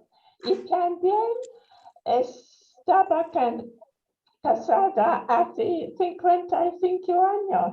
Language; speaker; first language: Spanish; non-native, fluent; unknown